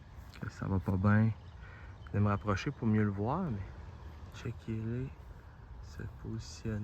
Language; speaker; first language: French; native; French